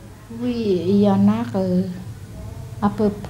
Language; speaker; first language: French; non-native, learner; Khmer